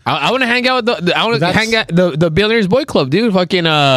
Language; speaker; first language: English; native; English